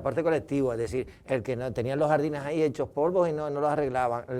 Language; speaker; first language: Spanish; native; Spanish